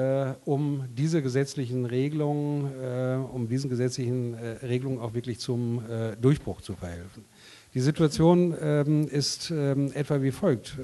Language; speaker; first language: German; native; German